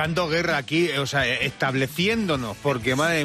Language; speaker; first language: Spanish; native; Spanish